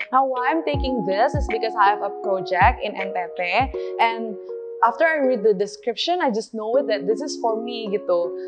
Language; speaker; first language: English; non-native, fluent; Indonesian